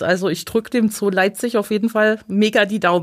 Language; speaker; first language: German; native; German